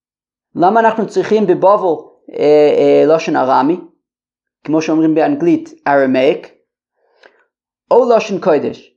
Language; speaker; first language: Hebrew; non-native, fluent; English